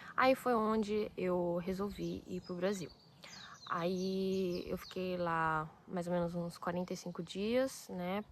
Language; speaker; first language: Portuguese; early bilingual, other home language; Japanese